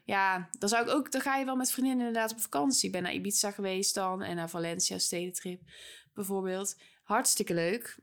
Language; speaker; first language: Dutch; native; Dutch